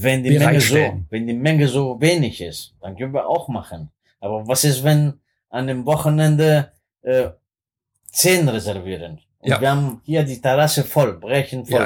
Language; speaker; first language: German; non-native, fluent; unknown